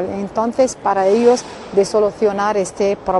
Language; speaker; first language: Spanish; non-native, fluent; Arabic